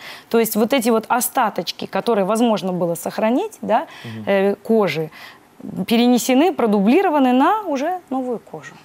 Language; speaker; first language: Russian; native; Russian